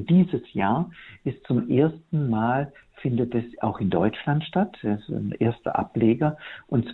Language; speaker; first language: German; native; German